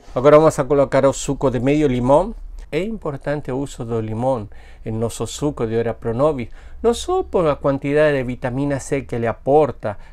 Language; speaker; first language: Spanish; native; Spanish